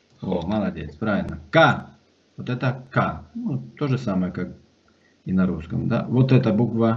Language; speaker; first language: Russian; non-native, fluent; Spanish